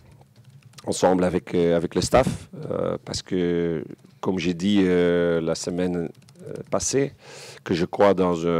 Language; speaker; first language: French; non-native, local second language; Dutch